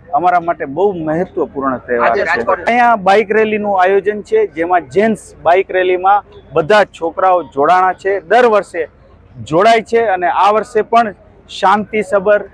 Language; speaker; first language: Gujarati; non-native, local second language; Sindhi